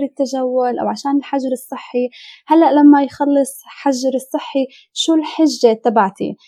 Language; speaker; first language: Arabic; native; Arabic